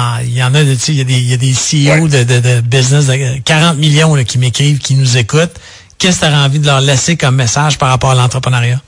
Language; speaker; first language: French; native; French